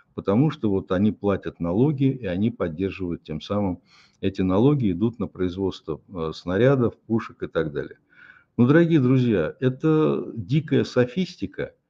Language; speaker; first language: Russian; native; Russian